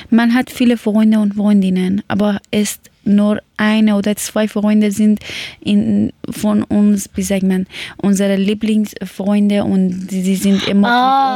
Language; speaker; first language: German; early bilingual, other home language; Persian